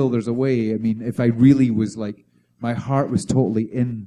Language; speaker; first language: English; native; English